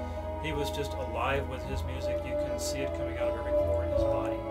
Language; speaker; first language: English; native; English